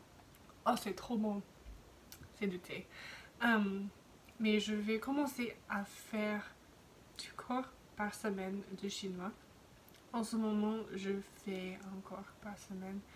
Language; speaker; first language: French; non-native, fluent; English